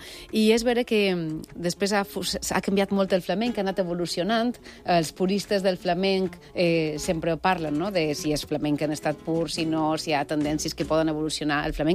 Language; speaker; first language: Catalan; native; Catalan